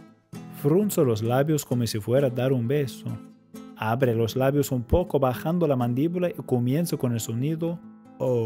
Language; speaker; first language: Spanish; non-native, fluent; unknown